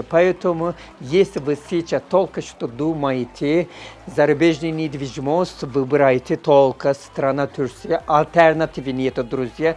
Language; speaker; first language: Russian; non-native, learner; Turkish